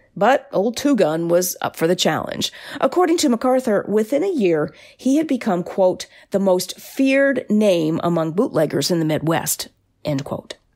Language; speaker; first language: English; native; English